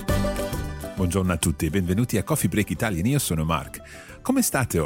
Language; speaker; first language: Italian; non-native, fluent; English